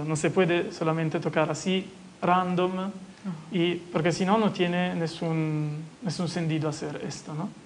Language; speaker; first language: Spanish; non-native, fluent; Italian